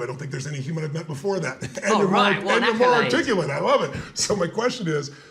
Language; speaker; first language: English; native; English